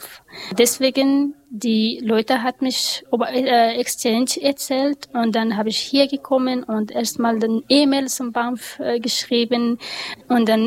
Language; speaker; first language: German; non-native, learner; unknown